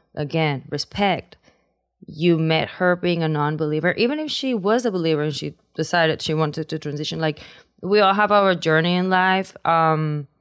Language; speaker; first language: English; non-native, fluent; Spanish